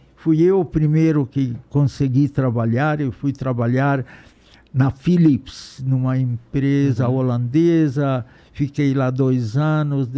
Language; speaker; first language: Portuguese; non-native, fluent; Hungarian